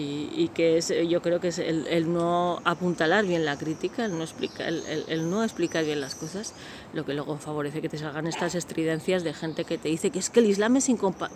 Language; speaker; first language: Spanish; native; Spanish